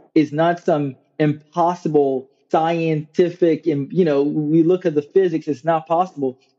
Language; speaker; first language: English; non-native, local second language; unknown